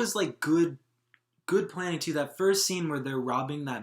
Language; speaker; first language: English; native; English